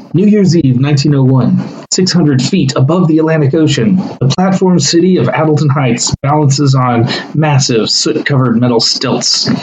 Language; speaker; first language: English; native; English